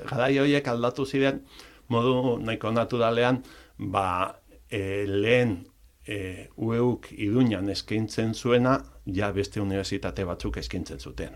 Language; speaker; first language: Basque; non-native, local second language; Spanish